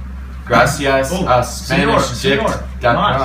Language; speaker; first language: Spanish; non-native, learner; English